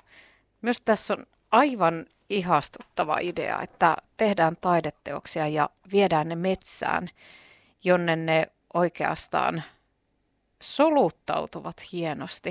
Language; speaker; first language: Finnish; native; Finnish